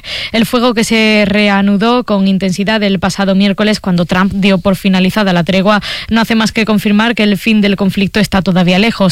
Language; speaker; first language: Spanish; native; Spanish